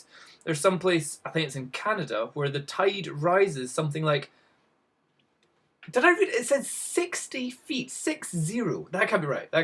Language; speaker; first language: English; native; English